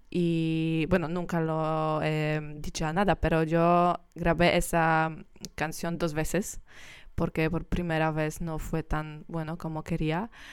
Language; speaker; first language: Spanish; non-native, learner; Polish